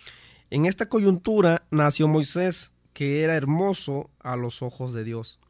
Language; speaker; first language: Spanish; native; Spanish